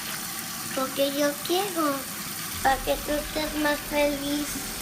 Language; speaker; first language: Spanish; early bilingual, heritage; English